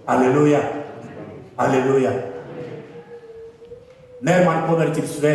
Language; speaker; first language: Swedish; non-native, fluent; Lingala